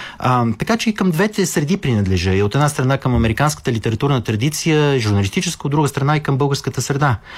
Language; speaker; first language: Bulgarian; native; Bulgarian